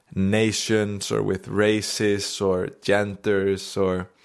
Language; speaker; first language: English; non-native, fluent; Icelandic